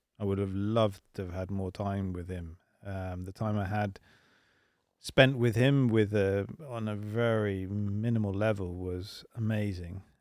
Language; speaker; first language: English; native; English